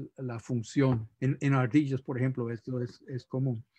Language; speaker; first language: Spanish; non-native, fluent; English